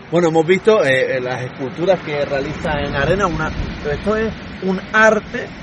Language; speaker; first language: Spanish; native; Spanish